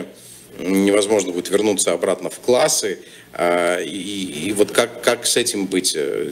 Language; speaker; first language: Russian; native; Russian